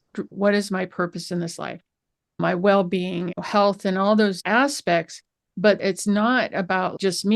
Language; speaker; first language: English; native; English